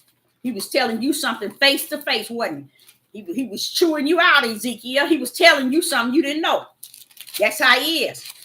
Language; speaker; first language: English; native; English